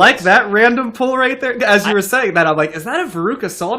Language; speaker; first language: English; native; English